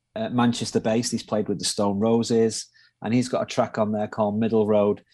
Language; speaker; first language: English; native; English